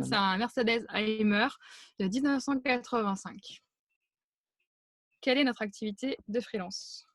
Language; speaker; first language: French; native; French